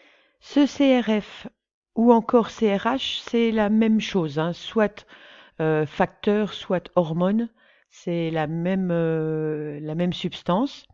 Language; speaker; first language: French; native; French